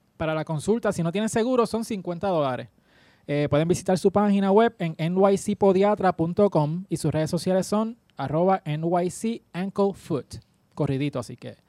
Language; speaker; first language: Spanish; native; Spanish